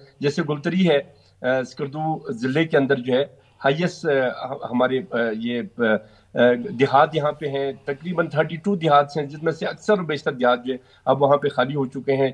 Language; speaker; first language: Hindi; non-native, local second language; Balti